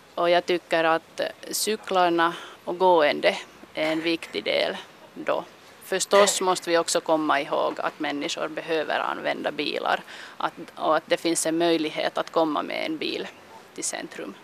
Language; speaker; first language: Swedish; non-native, local second language; Finnish